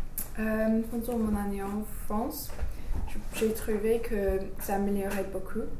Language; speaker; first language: French; non-native, learner; English